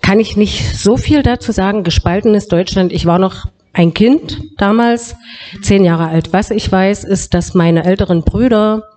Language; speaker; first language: German; native; German